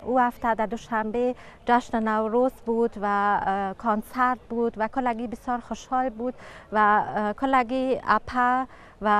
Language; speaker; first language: Persian; early bilingual, heritage; Persian